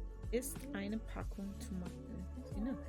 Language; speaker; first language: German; non-native, learner; English